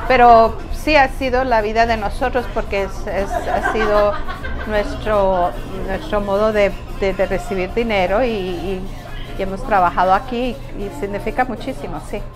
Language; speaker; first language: Spanish; early bilingual, other home language; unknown